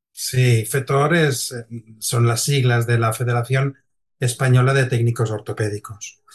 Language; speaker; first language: Spanish; non-native, local second language; Catalan